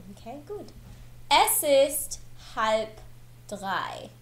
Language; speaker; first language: German; non-native, learner; English